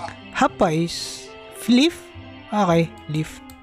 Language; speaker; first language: English; non-native, local second language; Filipino